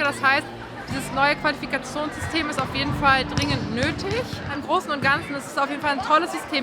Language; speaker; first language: German; native; German